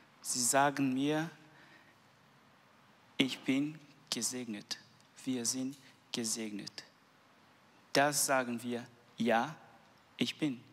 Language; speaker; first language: German; non-native, learner; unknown